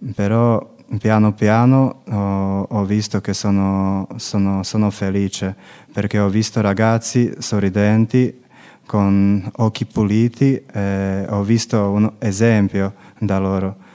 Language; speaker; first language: Italian; non-native, learner; Slovak